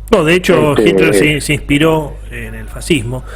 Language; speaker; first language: Spanish; native; Spanish